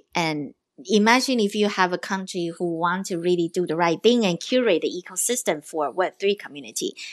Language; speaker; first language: English; non-native, fluent; Chinese